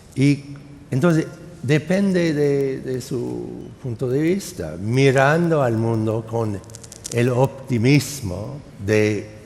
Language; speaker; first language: Spanish; non-native, fluent; English